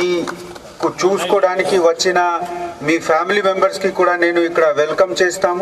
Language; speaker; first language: Telugu; non-native, learner; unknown